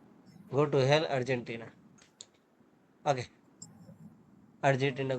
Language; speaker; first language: English; non-native, learner; Urdu